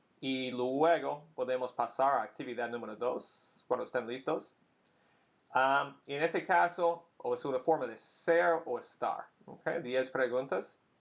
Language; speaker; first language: Spanish; non-native, fluent; English